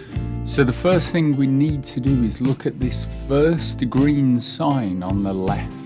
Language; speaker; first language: English; native; English